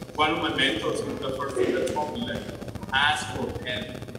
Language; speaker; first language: English; non-native, fluent; Spanish